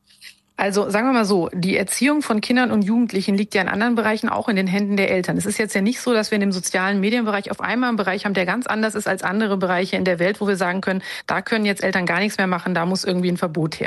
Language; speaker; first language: German; native; German